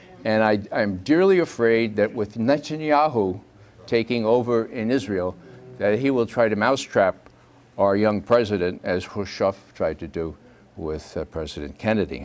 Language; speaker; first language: English; native; English